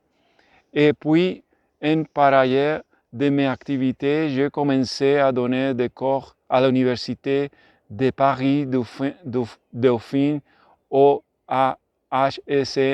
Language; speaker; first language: French; non-native, learner; Spanish